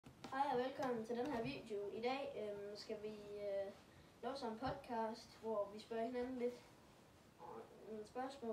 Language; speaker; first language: Danish; native; Danish